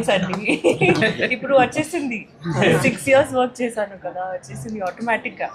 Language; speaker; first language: Telugu; non-native, fluent; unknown